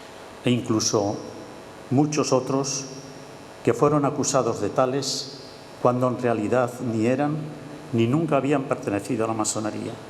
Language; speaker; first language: Spanish; native; Spanish